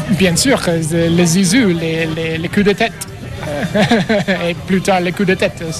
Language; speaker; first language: French; non-native, learner; English